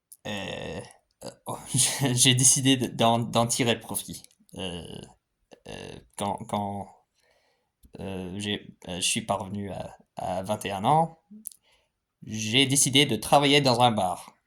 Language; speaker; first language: French; non-native, fluent; English